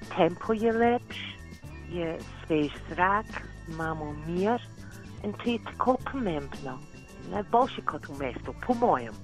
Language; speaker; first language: Slovenian; non-native, learner; English